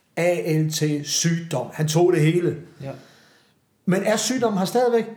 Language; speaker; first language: Danish; native; Danish